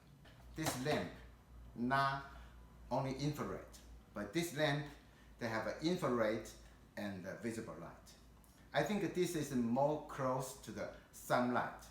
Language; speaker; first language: English; non-native, learner; Chinese